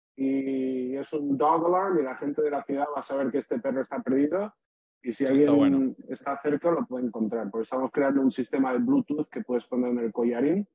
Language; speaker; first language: Spanish; native; Spanish